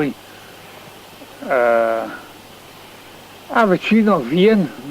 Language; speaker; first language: Italian; non-native, learner; Slovenian